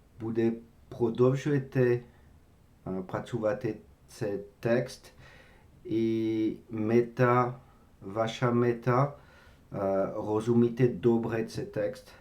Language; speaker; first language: Ukrainian; non-native, learner; French